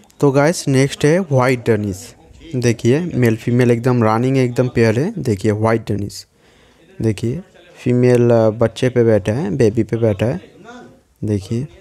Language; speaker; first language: Hindi; non-native, local second language; Bangla